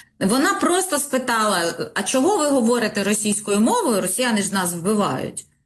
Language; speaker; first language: Ukrainian; non-native, local second language; Russian